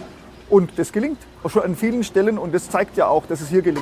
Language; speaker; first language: German; native; German